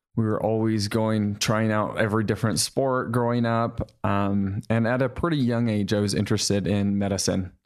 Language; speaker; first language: English; native; English